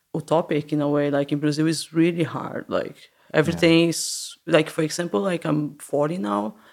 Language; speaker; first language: English; non-native, learner; Portuguese